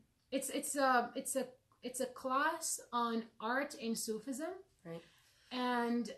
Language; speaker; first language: English; non-native, fluent; Arabic